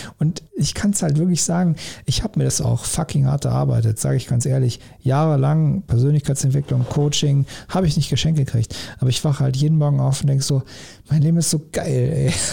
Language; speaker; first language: German; native; German